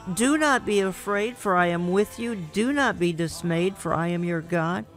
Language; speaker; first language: English; native; English